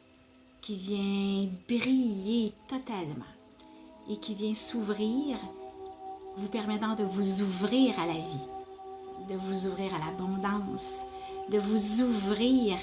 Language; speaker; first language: French; native; French